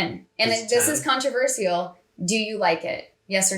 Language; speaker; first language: English; native; English